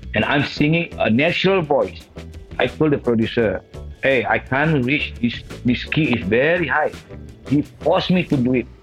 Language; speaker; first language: English; non-native, local second language; Malay